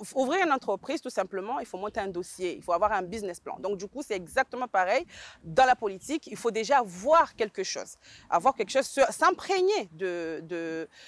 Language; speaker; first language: French; native; French